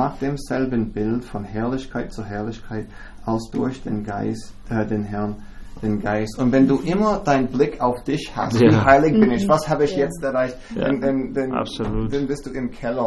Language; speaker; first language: German; non-native, fluent; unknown